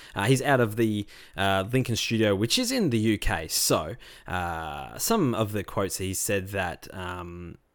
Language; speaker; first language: English; native; English